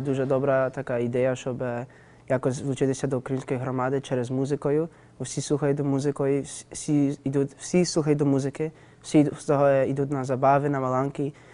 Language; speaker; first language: Ukrainian; early bilingual, heritage; Ukrainian